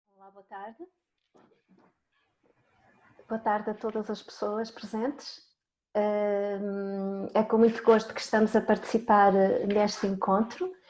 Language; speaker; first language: Portuguese; native; Portuguese